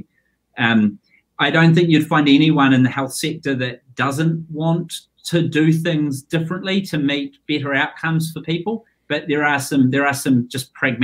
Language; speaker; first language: English; native; English